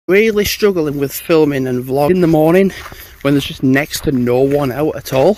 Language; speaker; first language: English; native; English